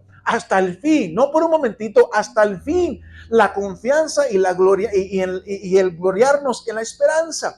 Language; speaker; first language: Spanish; native; Spanish